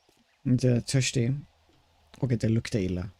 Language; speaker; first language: Swedish; native; Swedish